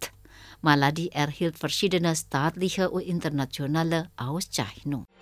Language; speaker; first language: German; non-native, fluent; Indonesian